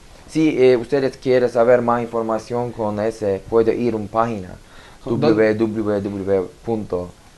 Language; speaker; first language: Spanish; non-native, learner; Turkish